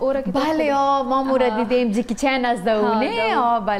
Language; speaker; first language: Persian; non-native, fluent; Pashto